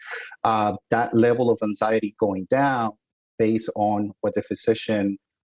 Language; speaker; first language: English; native; English